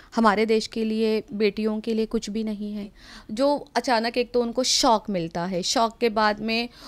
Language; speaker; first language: Hindi; non-native, local second language; Marathi